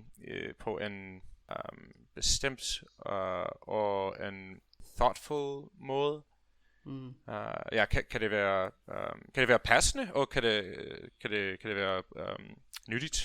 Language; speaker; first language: Danish; non-native, learner; English